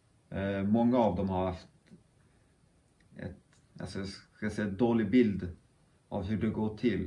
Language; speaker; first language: Swedish; early bilingual, other home language; Kurdish